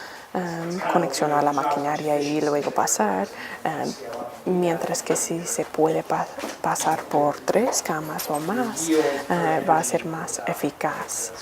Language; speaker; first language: Spanish; non-native, fluent; English